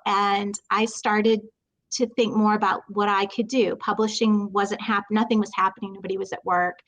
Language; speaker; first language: English; native; English